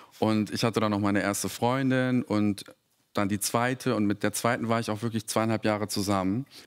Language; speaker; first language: German; early bilingual, other home language; Serbian